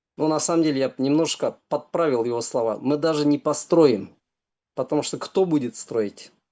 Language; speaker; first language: Russian; native; Russian